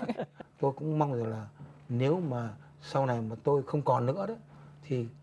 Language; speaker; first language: Vietnamese; native; Vietnamese